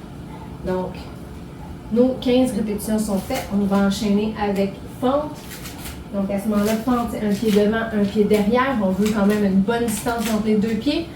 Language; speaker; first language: French; native; French